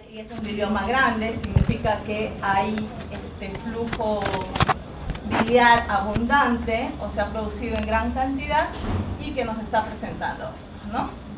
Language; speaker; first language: Spanish; native; Spanish